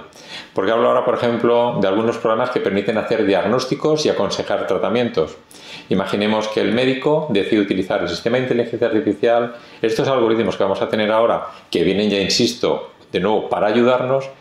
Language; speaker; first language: Spanish; native; Spanish